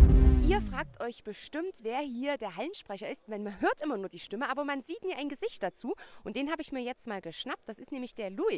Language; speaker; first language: German; native; German